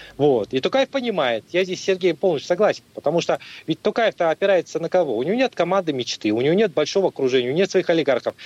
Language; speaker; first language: Russian; native; Russian